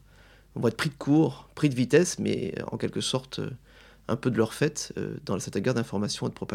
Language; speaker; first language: French; native; French